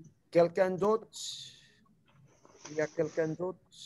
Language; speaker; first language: French; non-native, learner; English